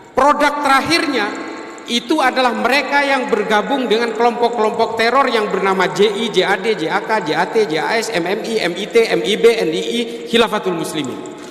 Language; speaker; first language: Indonesian; non-native, local second language; Madurese